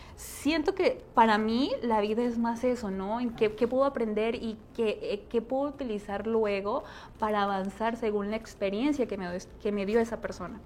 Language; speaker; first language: Spanish; native; Spanish